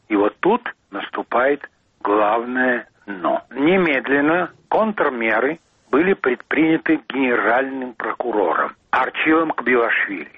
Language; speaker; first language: Russian; non-native, local second language; Georgian